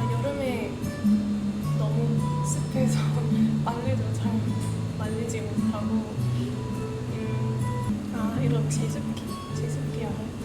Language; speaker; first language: Korean; non-native, fluent; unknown